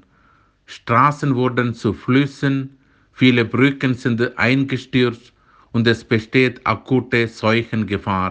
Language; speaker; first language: German; non-native, fluent; Malayalam